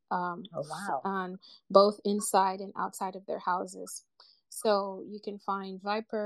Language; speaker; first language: English; non-native, local second language; Ganda